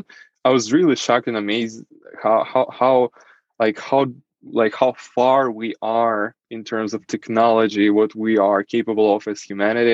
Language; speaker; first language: English; non-native, fluent; Russian